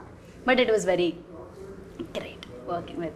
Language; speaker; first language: Telugu; non-native, fluent; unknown